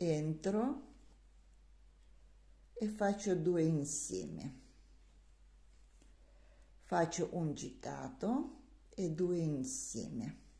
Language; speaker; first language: Italian; non-native, learner; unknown